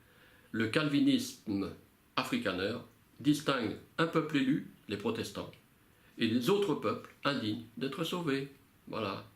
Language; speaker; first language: French; native; French